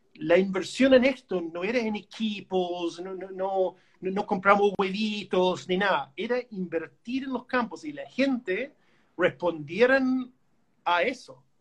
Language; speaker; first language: Spanish; non-native, fluent; English